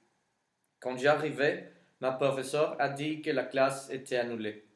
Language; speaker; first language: French; non-native, learner; Spanish